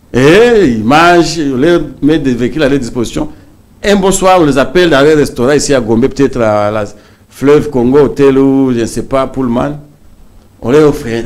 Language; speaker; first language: French; non-native, local second language; Swahili